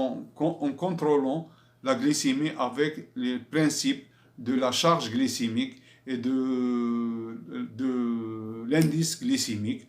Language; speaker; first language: French; non-native, fluent; Arabic